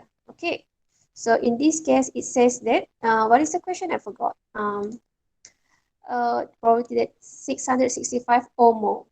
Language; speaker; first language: English; non-native, local second language; Malay